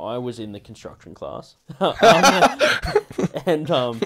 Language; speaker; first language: English; native; English